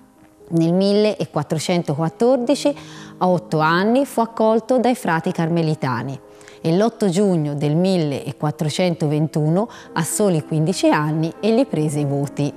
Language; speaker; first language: Italian; native; Italian